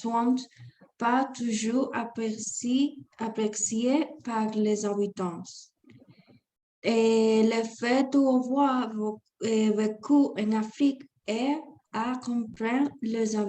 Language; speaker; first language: French; non-native, learner; Spanish